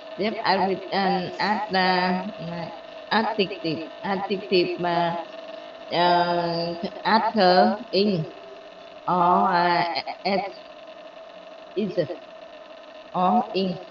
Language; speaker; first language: English; non-native, learner; Vietnamese